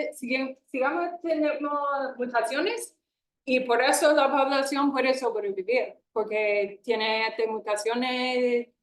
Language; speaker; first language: Spanish; non-native, fluent; English